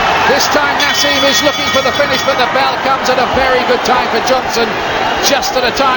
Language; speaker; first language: English; native; English